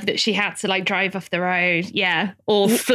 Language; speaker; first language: English; native; English